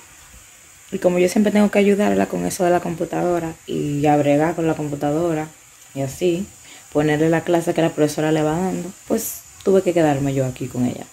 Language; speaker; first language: Spanish; native; Spanish